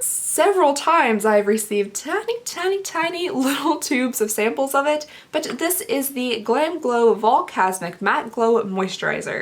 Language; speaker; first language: English; native; English